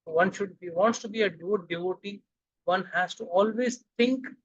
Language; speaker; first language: English; non-native, local second language; Hindi